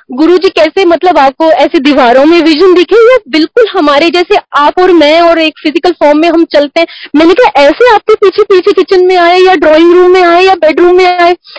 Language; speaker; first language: Hindi; non-native, local second language; Punjabi